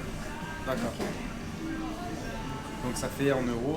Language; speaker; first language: French; native; French